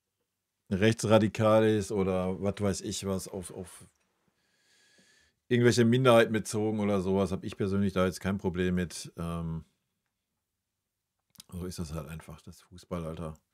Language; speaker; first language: German; native; German